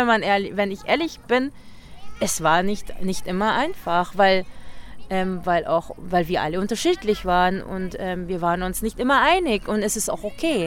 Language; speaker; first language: German; early bilingual, other home language; Filipino